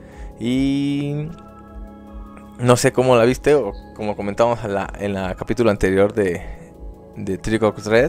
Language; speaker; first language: Spanish; native; Spanish